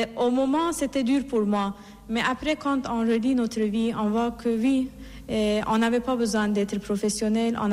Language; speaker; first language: French; non-native, fluent; Persian